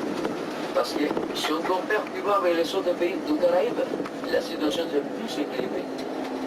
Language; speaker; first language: French; non-native, fluent; Spanish